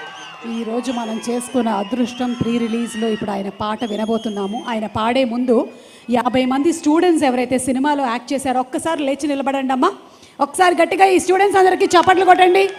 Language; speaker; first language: Telugu; native; Telugu